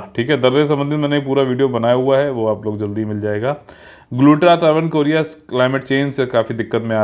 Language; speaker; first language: Hindi; native; Hindi